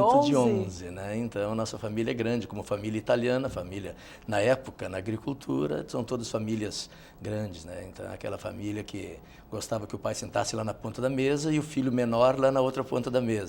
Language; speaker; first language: Portuguese; native; Portuguese